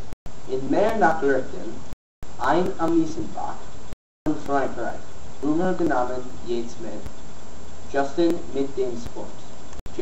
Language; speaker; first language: German; non-native, learner; English